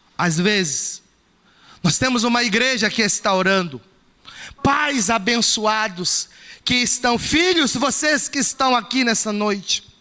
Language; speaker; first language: Portuguese; native; Portuguese